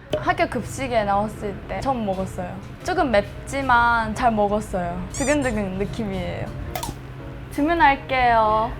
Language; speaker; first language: Korean; early bilingual, heritage; Japanese